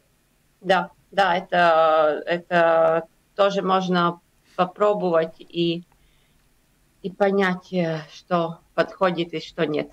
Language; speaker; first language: Russian; non-native, local second language; Latvian